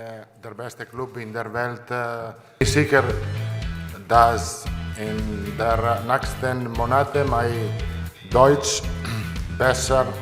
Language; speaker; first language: German; non-native, learner; Italian